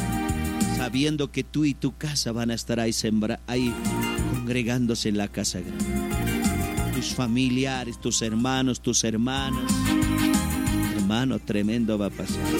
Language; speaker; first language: Spanish; non-native, local second language; Aymara